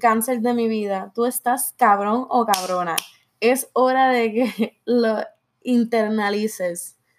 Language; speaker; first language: Spanish; native; Spanish